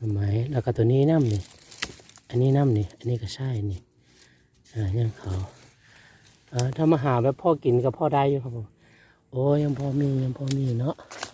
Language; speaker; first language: Thai; non-native, local second language; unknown